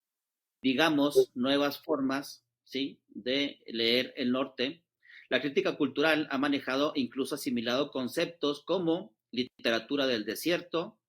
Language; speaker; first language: Spanish; native; Spanish